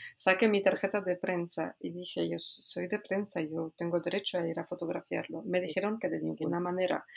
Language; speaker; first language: Spanish; non-native, fluent; Polish